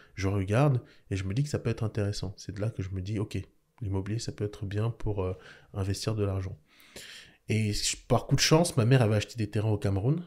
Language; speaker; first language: French; early bilingual, other home language; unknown